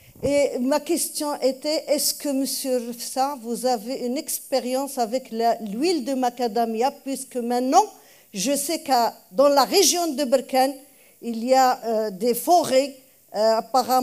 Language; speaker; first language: French; non-native, local second language; Arabic